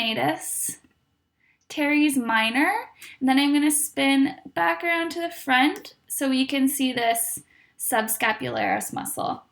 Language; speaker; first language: English; native; English